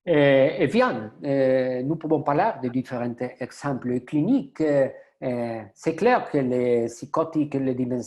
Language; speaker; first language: French; non-native, learner; Spanish